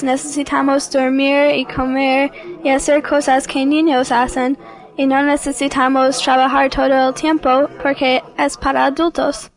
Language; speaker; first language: Spanish; non-native, learner; English